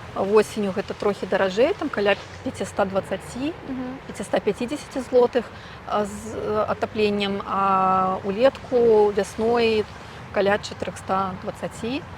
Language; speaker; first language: Belarusian; non-native, local second language; Russian